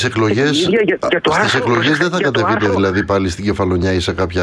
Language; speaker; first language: Greek; native; Greek